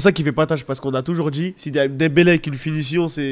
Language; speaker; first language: French; native; French